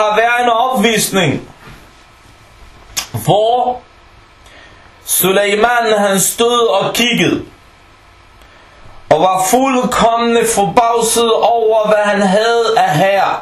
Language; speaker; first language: Danish; non-native, fluent; Arabic